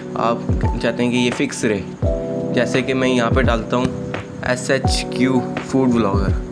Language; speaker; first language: Urdu; native; Urdu